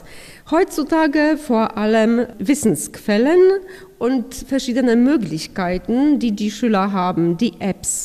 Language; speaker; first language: German; non-native, fluent; Polish